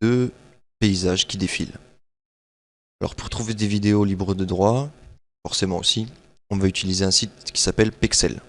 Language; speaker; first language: French; native; French